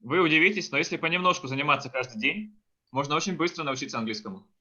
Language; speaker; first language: Russian; native; Russian